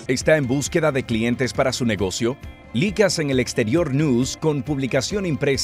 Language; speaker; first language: Spanish; native; Spanish